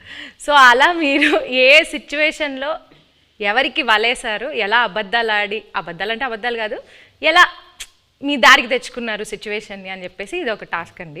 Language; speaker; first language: Telugu; native; Telugu